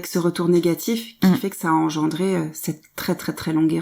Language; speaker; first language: French; native; French